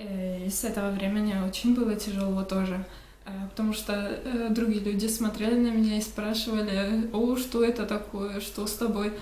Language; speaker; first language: Russian; early bilingual, heritage; Russian